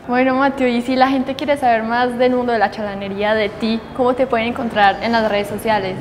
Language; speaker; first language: Spanish; native; Spanish